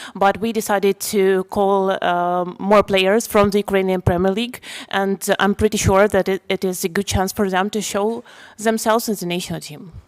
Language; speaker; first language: English; non-native, fluent; Ukrainian